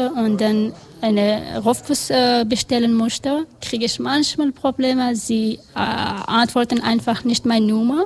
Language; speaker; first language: German; non-native, learner; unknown